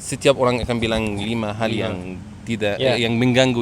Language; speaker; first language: Indonesian; non-native, learner; Arabic